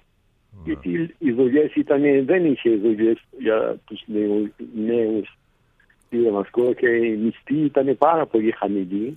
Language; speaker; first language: Greek; early bilingual, heritage; Greek